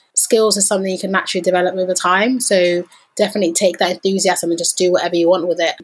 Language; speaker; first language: English; early bilingual, other home language; Danish